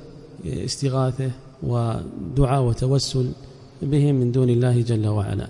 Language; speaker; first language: Arabic; native; Arabic